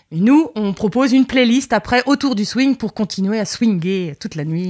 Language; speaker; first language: French; native; French